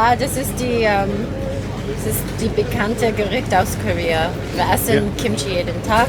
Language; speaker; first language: German; non-native, learner; Korean